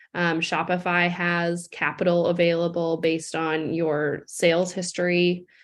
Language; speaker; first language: English; native; English